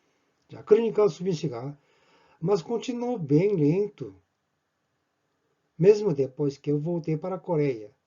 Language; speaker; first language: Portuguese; non-native, fluent; Korean